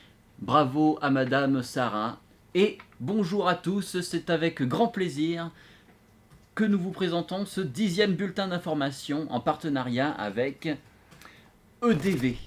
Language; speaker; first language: French; native; French